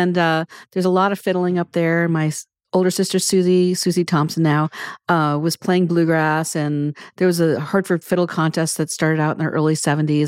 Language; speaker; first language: English; native; English